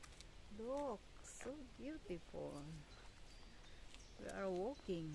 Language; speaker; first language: English; non-native, learner; Cebuano